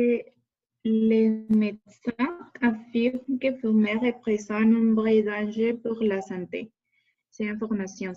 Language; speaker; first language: French; non-native, fluent; Spanish